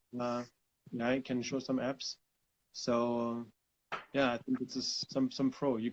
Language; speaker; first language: English; non-native, fluent; German